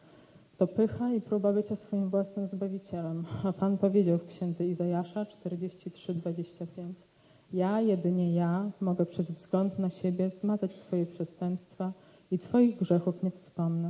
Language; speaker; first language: Polish; native; Polish